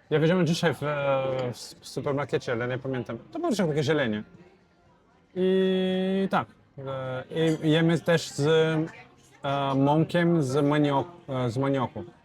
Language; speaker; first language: Polish; non-native, fluent; Portuguese